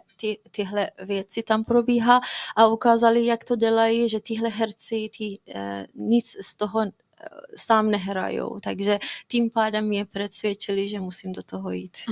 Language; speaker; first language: Czech; non-native, fluent; Persian